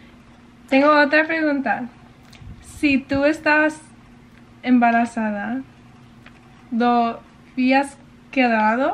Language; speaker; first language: Spanish; early bilingual, heritage; English